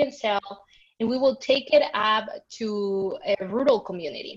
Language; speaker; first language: English; non-native, fluent; Spanish